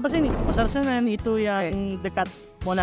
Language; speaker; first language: Indonesian; non-native, fluent; Filipino